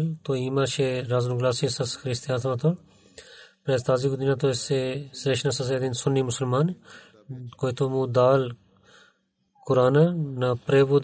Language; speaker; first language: Bulgarian; non-native, learner; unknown